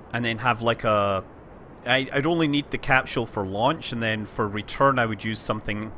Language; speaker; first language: English; native; English